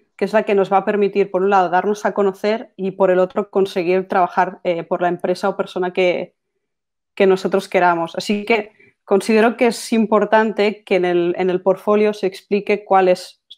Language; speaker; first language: Spanish; native; Spanish